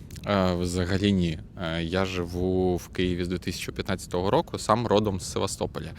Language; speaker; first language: Ukrainian; non-native, local second language; Russian